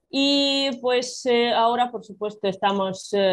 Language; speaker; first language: Spanish; non-native, fluent; Ukrainian